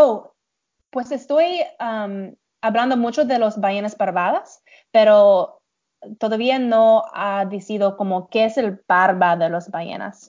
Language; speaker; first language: Spanish; non-native, learner; English